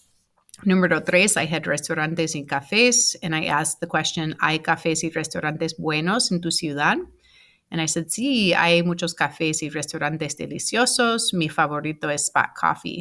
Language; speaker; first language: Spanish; non-native, fluent; English